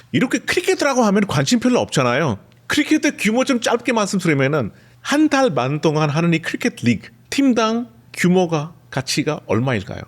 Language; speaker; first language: Korean; non-native, fluent; Hindi